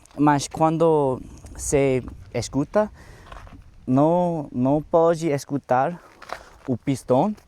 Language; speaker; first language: Portuguese; non-native, learner; English